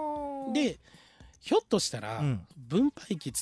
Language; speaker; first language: Japanese; native; Japanese